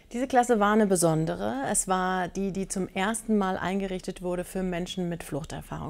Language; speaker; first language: German; native; German